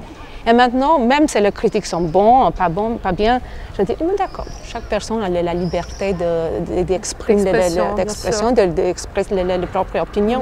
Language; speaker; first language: French; non-native, fluent; Albanian